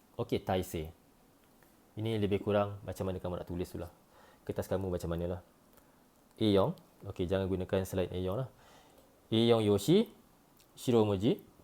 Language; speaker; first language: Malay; native; Malay